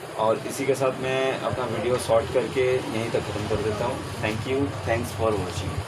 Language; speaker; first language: Hindi; native; Hindi